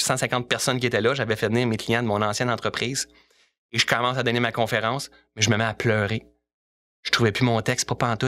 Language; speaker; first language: French; native; French